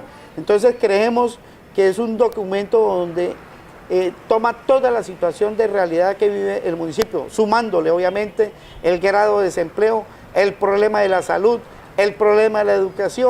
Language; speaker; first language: Spanish; native; Spanish